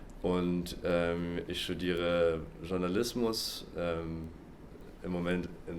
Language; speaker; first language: German; early bilingual, other home language; Russian